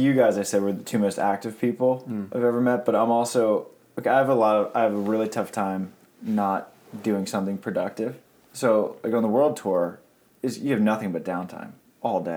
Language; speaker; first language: English; native; English